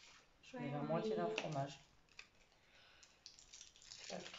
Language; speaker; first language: French; native; French